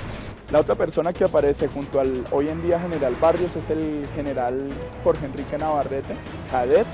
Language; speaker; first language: Spanish; native; Spanish